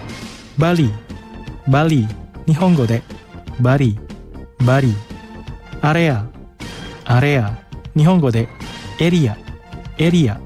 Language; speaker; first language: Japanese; non-native, fluent; Indonesian